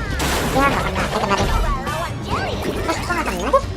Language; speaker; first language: Indonesian; native; Indonesian